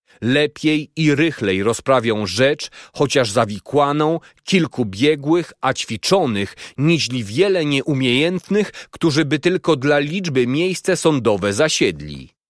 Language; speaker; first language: Polish; native; Polish